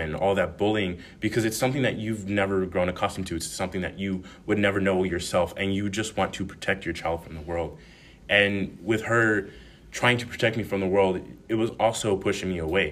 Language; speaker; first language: English; native; English